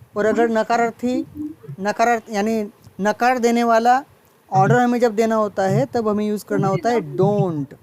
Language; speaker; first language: Hindi; non-native, local second language; Marathi